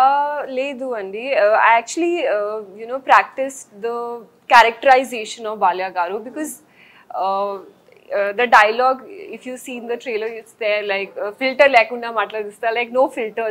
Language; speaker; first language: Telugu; non-native, learner; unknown